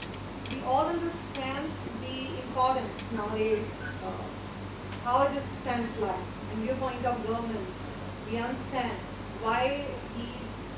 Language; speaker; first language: English; non-native, local second language; Hindi